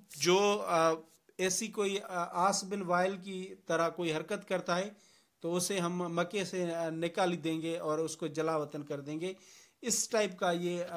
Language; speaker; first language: Urdu; non-native, local second language; Sindhi